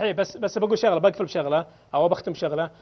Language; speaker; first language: Arabic; native; Arabic